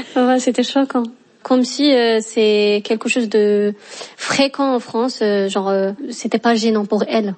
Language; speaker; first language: French; non-native, local second language; Arabic